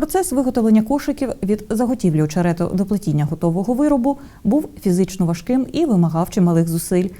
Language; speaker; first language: Ukrainian; native; Ukrainian